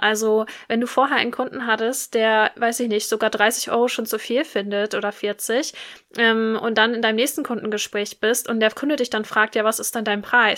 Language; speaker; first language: German; native; German